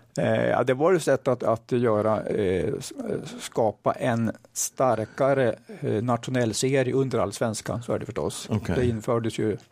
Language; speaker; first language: Swedish; native; Swedish